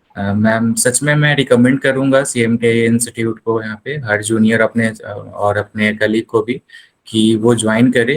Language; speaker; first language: Hindi; native; Hindi